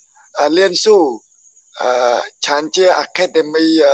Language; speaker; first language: Chinese; non-native, learner; Khmer